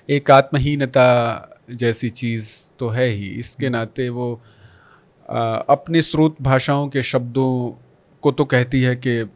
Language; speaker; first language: Hindi; non-native, local second language; Bhojpuri